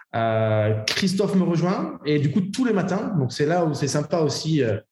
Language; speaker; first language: French; native; French